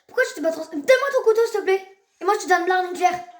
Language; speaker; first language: French; native; French